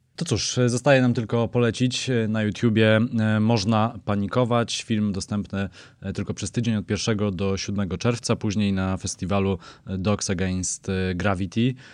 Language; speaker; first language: Polish; native; Polish